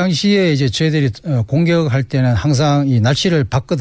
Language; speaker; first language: Korean; native; Korean